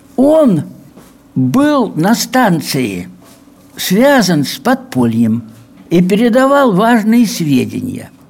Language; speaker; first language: Russian; native; Russian